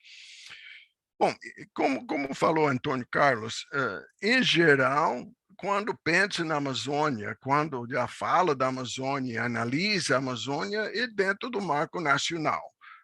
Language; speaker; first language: Portuguese; non-native, fluent; English